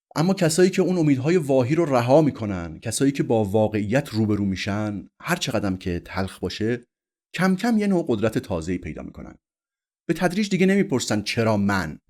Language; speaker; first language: Persian; native; Persian